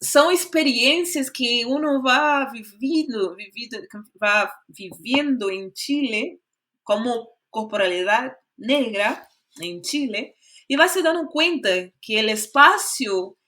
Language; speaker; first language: Spanish; non-native, fluent; Portuguese